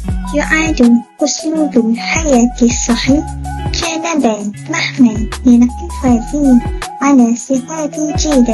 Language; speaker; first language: Arabic; non-native, learner; Malay